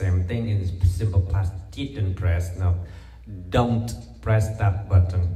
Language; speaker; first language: English; non-native, fluent; Vietnamese